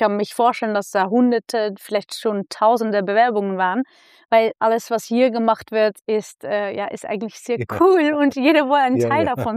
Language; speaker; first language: German; non-native, fluent; Dutch